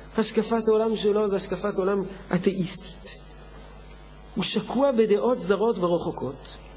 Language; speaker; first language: Hebrew; non-native, fluent; French